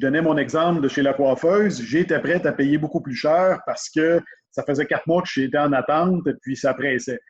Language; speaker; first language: French; native; French